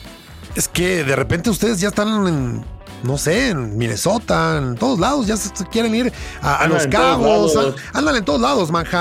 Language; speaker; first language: Spanish; native; Spanish